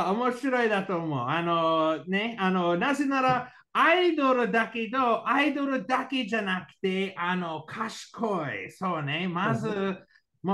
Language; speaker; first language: Japanese; non-native, learner; English